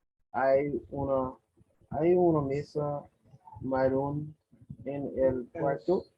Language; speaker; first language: Spanish; non-native, learner; English